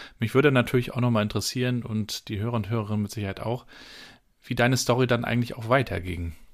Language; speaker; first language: German; native; German